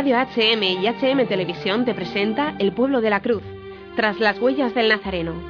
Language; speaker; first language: Spanish; native; Spanish